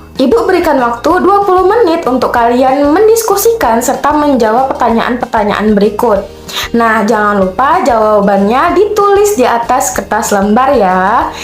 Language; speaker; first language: Indonesian; native; Indonesian